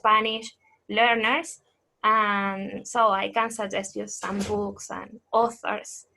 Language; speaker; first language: English; non-native, fluent; Spanish